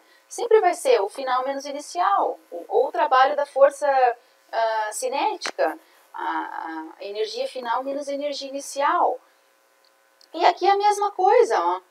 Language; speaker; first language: Portuguese; native; Portuguese